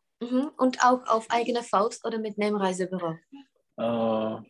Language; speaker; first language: German; non-native, fluent; Czech